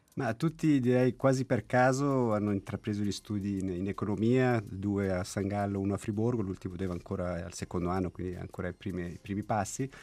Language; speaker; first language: Italian; native; Italian